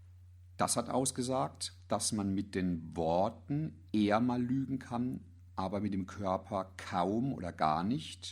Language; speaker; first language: German; native; German